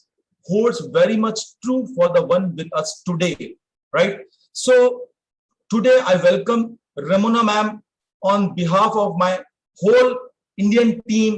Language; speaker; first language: English; non-native, fluent; Hindi